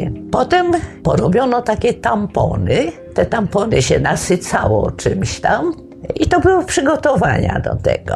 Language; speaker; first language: Polish; native; Polish